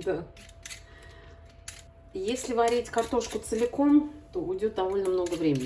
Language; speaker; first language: Russian; native; Russian